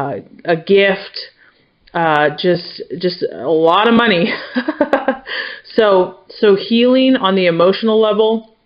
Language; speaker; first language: English; native; English